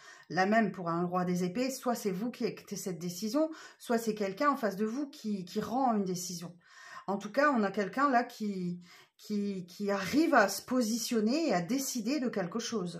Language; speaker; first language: French; native; French